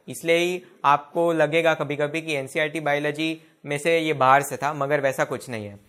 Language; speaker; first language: Hindi; non-native, local second language; Gujarati